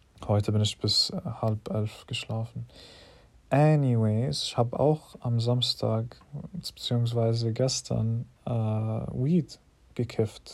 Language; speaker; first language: German; non-native, fluent; English